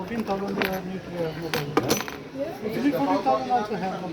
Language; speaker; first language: English; non-native, learner; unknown